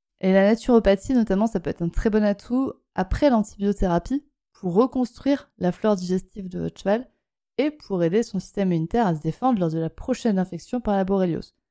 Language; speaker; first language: French; native; French